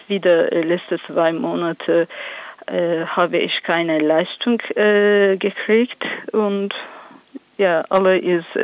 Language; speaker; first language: German; non-native, learner; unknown